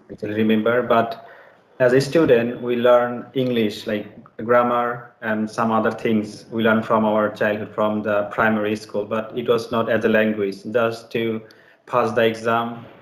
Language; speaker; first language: English; non-native, learner; Bangla